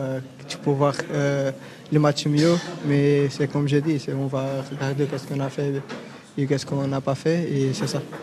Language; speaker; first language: French; non-native, fluent; Portuguese